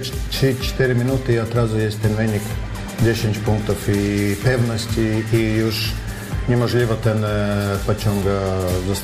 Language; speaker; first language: Polish; non-native, fluent; Latvian